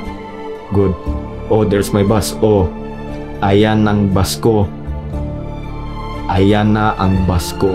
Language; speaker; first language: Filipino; non-native, learner; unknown